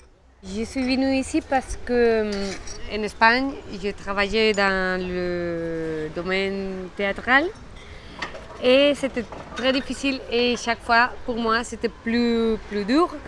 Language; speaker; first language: French; non-native, fluent; Spanish